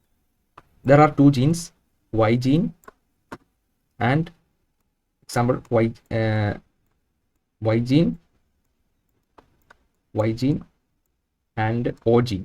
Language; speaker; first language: English; non-native, local second language; Malayalam